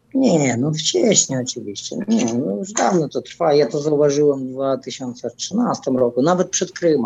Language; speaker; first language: Polish; non-native, fluent; Russian